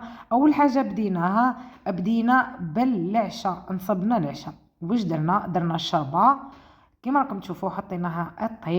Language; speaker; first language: Arabic; native; Arabic